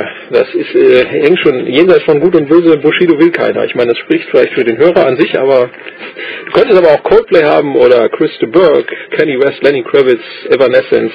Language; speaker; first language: German; native; German